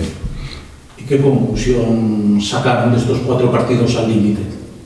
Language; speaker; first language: Spanish; native; Spanish